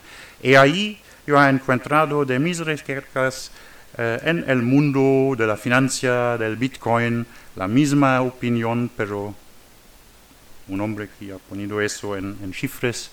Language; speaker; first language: Spanish; non-native, learner; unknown